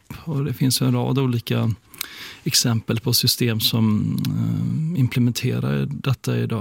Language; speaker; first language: Swedish; native; Swedish